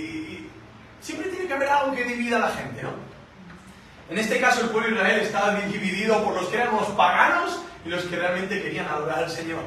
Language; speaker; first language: Spanish; native; Spanish